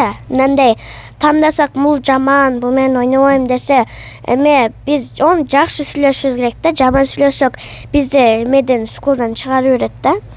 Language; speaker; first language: Kyrgyz; early bilingual, heritage; Kyrgyz